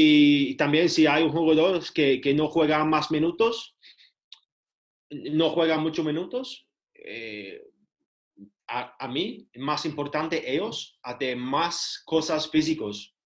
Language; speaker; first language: Spanish; non-native, learner; English